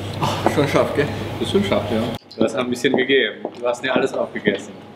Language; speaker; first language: German; non-native, learner; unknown